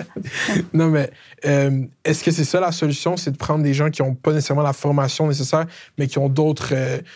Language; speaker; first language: French; native; French